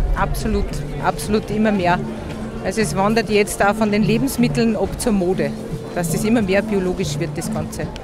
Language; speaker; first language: German; native; German